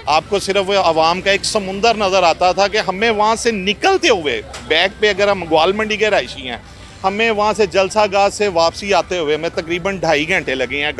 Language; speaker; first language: Urdu; non-native, local second language; Punjabi